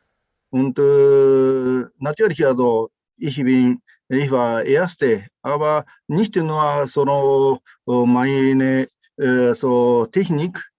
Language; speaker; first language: German; non-native, learner; Japanese